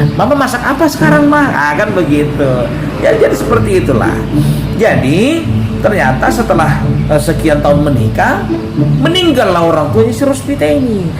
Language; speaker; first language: Indonesian; native; Indonesian